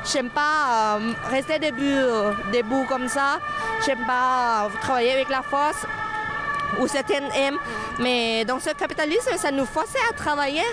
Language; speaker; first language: French; non-native, fluent; Thai